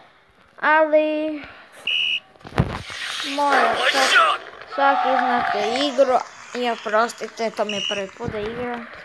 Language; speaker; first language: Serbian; early bilingual, heritage; Croatian